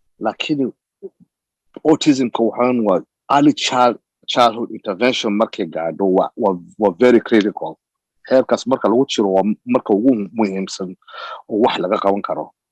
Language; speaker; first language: Somali; early bilingual, heritage; Somali